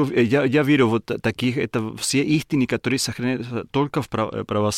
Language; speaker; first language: Russian; non-native, learner; Spanish